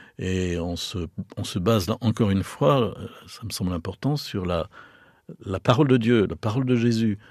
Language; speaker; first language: French; native; French